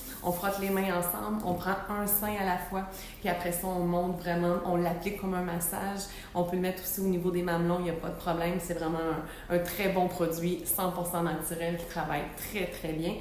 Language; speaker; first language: French; native; French